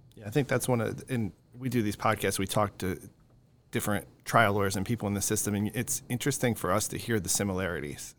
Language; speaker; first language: English; native; English